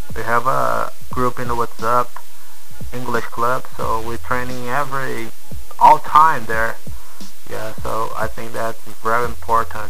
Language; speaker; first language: English; non-native, learner; Portuguese